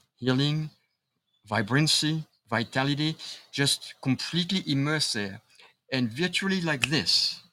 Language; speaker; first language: English; non-native, fluent; French